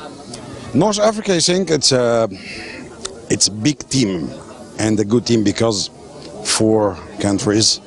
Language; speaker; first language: English; non-native, learner; Arabic